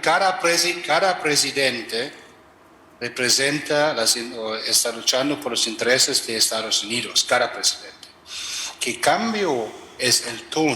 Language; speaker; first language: Spanish; non-native, fluent; German